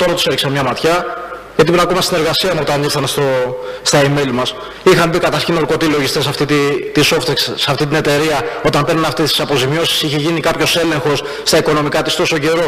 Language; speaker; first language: Greek; native; Greek